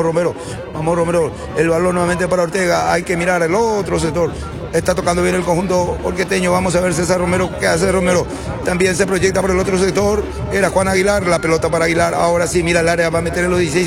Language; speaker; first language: Spanish; native; Spanish